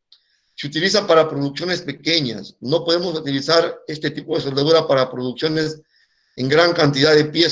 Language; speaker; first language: Spanish; native; Spanish